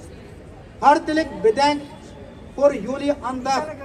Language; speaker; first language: Dutch; non-native, learner; Uyghur